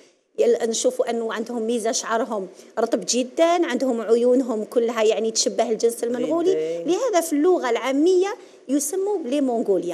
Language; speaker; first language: Arabic; native; Arabic